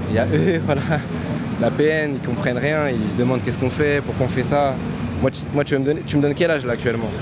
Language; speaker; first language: French; native; French